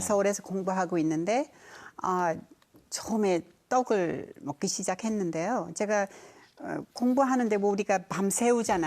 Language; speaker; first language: Korean; non-native, fluent; English